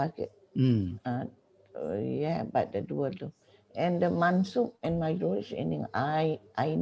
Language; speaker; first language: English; non-native, local second language; Malay